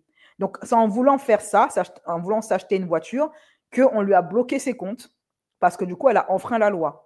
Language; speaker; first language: French; native; French